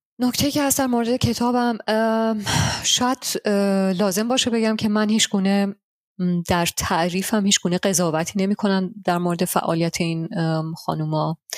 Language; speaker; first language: Persian; early bilingual, heritage; Persian